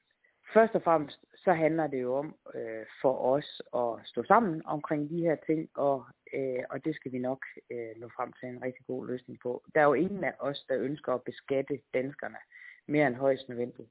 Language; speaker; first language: Danish; native; Danish